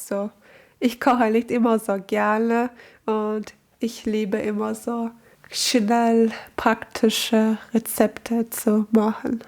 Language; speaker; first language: German; non-native, learner; Turkish